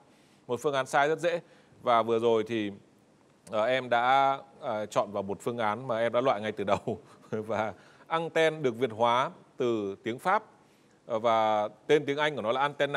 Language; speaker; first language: Vietnamese; native; Vietnamese